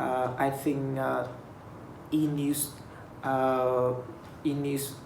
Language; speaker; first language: English; non-native, learner; Vietnamese